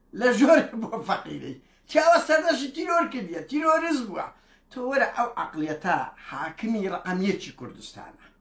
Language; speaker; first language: Central Kurdish; native; Central Kurdish